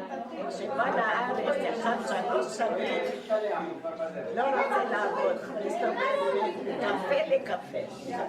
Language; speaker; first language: Hebrew; non-native, fluent; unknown